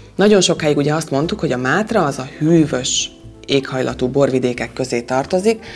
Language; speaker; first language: Hungarian; native; Hungarian